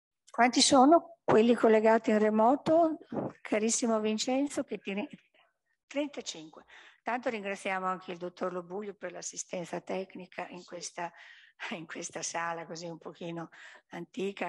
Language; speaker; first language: Italian; native; Italian